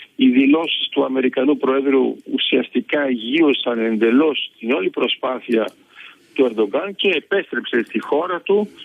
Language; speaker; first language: Greek; early bilingual, heritage; Greek